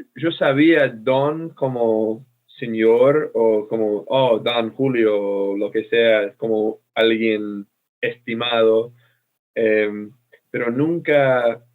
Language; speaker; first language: Spanish; non-native, fluent; English